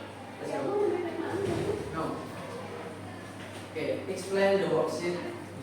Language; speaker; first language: English; non-native, learner; Indonesian